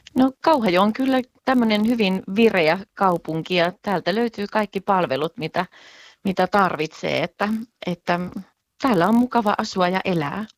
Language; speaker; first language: Finnish; native; Finnish